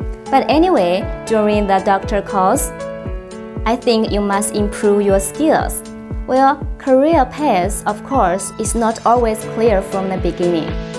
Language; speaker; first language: English; non-native, fluent; Chinese